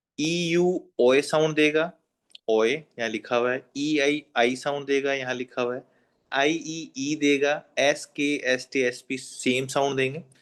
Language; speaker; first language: Hindi; native; Hindi